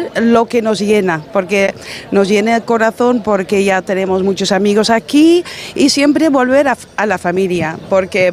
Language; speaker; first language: Spanish; non-native, fluent; Dutch